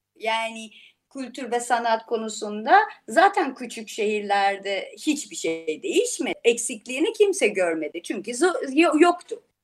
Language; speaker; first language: Turkish; non-native, fluent; Persian